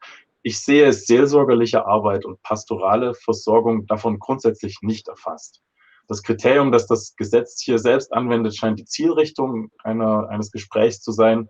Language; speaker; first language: German; native; German